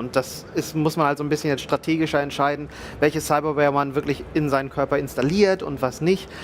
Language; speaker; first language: German; native; German